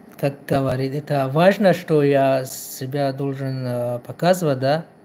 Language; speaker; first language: Russian; non-native, learner; Tajik